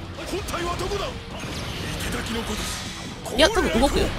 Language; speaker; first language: Japanese; native; Japanese